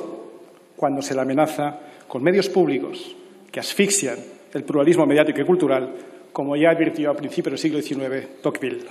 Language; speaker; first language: Spanish; native; Spanish